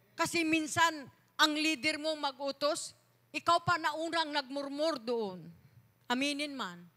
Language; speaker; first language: Filipino; non-native, local second language; Cebuano